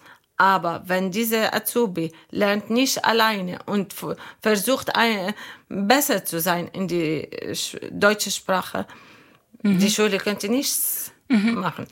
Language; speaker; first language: German; non-native, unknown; Arabic